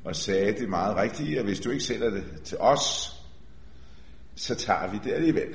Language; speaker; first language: Danish; early bilingual, other home language; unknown